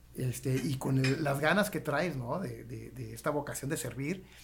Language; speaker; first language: Spanish; native; Spanish